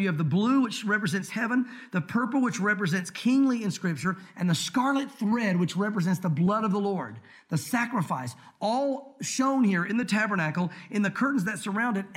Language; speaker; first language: English; native; English